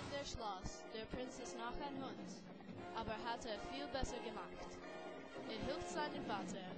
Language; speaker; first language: German; non-native, learner; English